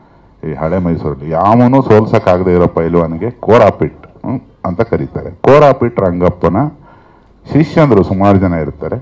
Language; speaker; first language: Kannada; native; Kannada